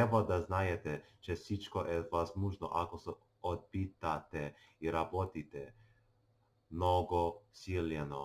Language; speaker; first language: Bulgarian; non-native, learner; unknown